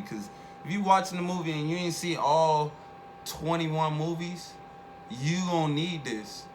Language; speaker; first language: English; native; English